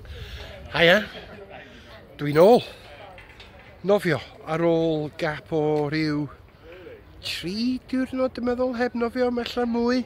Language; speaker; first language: Welsh; non-native, local second language; English